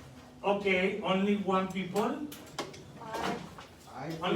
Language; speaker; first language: English; non-native, learner; Spanish